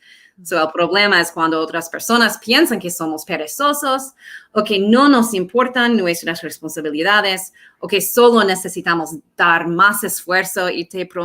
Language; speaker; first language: Spanish; non-native, fluent; English